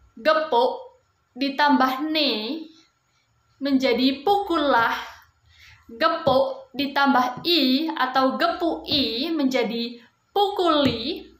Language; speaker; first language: Indonesian; non-native, local second language; Javanese